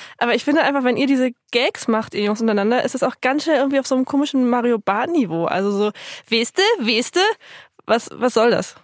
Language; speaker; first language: German; native; German